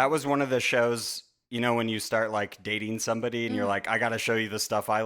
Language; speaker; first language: English; native; English